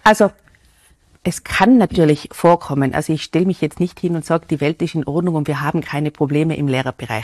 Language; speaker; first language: German; native; German